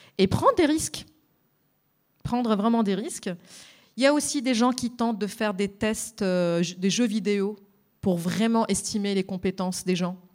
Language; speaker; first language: French; non-native, local second language; Arabic